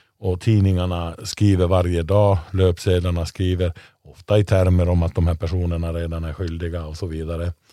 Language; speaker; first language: Swedish; native; Swedish